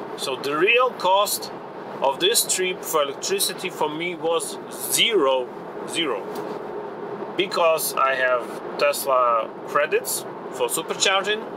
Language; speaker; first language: English; non-native, fluent; Ukrainian